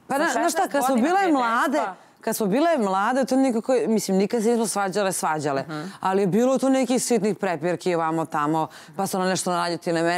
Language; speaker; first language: Serbian; native; Serbian